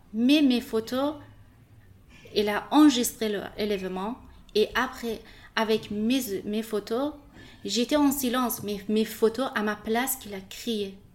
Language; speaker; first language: French; non-native, learner; Persian